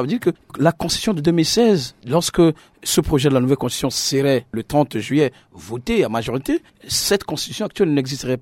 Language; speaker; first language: French; non-native, local second language; Sango